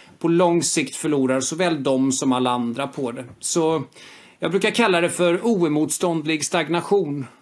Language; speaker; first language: Swedish; native; Swedish